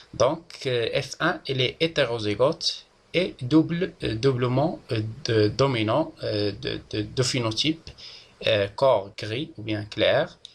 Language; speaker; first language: French; non-native, local second language; Arabic